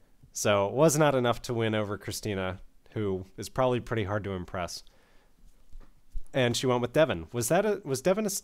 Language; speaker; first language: English; native; English